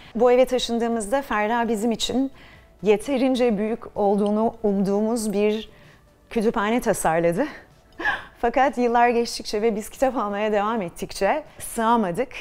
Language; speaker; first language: Turkish; native; Turkish